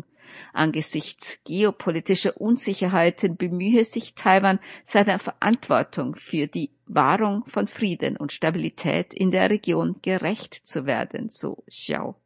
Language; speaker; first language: German; native; German